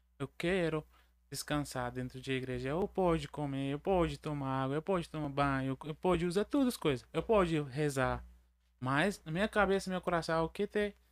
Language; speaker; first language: Portuguese; non-native, learner; Arabic